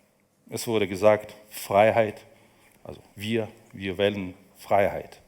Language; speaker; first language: German; non-native, fluent; Ukrainian